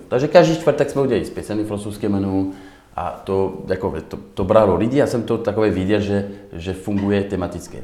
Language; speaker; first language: Czech; non-native, learner; French